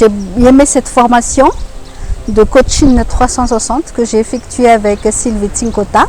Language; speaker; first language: French; non-native, local second language; Malagasy